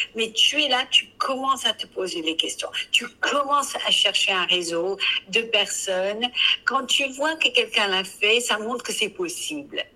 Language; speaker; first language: French; non-native, fluent; English